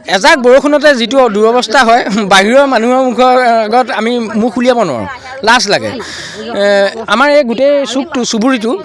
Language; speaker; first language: Assamese; native; Assamese